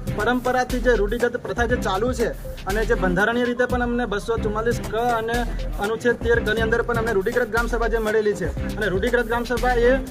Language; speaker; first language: Gujarati; non-native, local second language; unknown